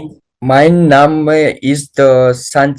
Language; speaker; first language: German; non-native, learner; Gujarati